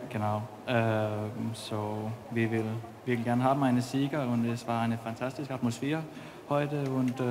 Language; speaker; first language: German; non-native, learner; Danish